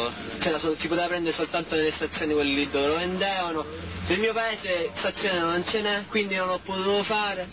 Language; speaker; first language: Italian; native; Italian